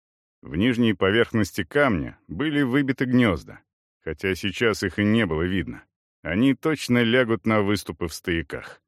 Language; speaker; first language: Russian; native; Russian